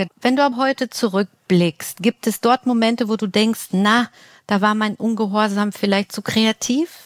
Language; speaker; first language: German; native; German